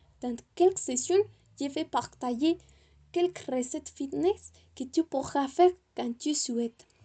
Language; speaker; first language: French; non-native, learner; Spanish